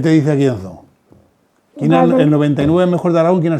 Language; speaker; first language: Spanish; native; Spanish